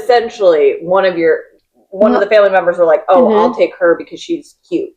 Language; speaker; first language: English; native; English